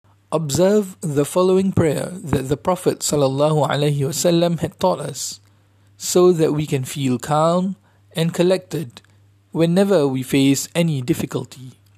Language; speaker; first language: English; non-native, local second language; Malay